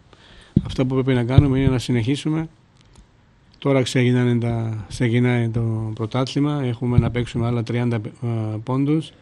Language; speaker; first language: Greek; non-native, fluent; Georgian